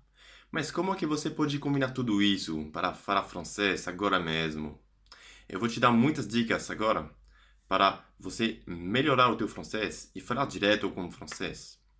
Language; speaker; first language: Portuguese; non-native, fluent; French